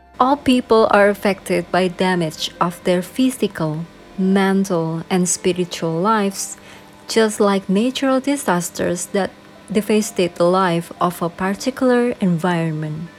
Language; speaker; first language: English; non-native, fluent; Indonesian